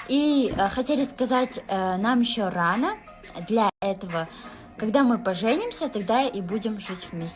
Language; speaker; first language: Russian; non-native, local second language; Kazakh